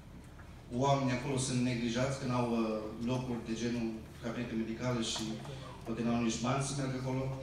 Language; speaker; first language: Romanian; early bilingual, heritage; Romanian